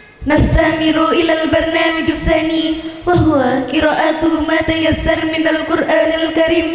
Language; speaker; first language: Arabic; non-native, learner; Indonesian